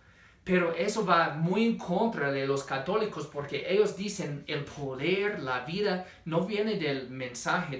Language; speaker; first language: Spanish; non-native, fluent; English